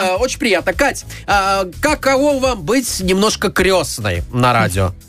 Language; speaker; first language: Russian; native; Russian